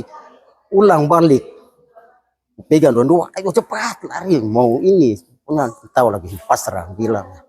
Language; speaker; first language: Indonesian; non-native, local second language; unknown